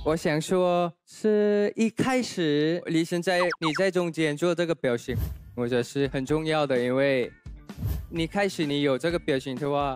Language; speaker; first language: Chinese; non-native, learner; Thai